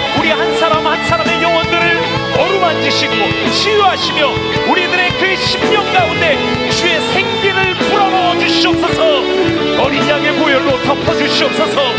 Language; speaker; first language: Korean; native; Korean